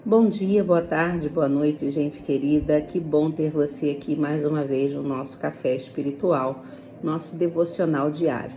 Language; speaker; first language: Portuguese; native; Portuguese